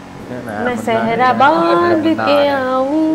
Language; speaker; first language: Hindi; native; Hindi